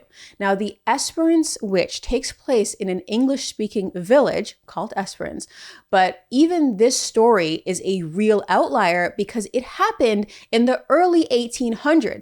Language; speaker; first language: English; native; English